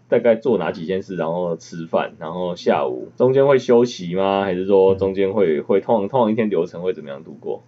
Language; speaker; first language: Chinese; native; Chinese